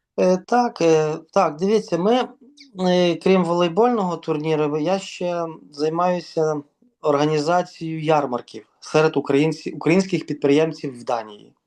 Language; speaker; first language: Ukrainian; native; Ukrainian